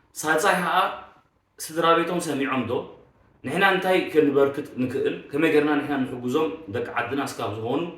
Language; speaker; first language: Tigrinya; early bilingual, heritage; Tigrinya